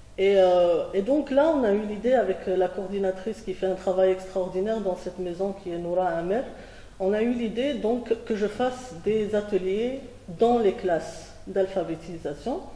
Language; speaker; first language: French; non-native, local second language; Arabic